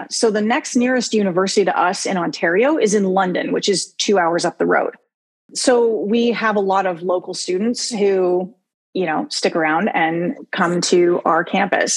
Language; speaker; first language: English; native; English